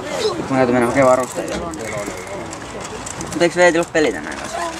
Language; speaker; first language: Finnish; native; Finnish